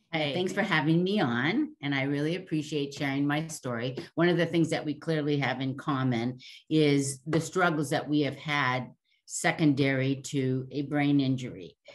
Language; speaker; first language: English; native; English